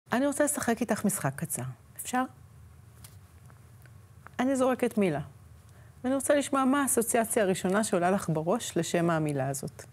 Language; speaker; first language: Hebrew; native; Hebrew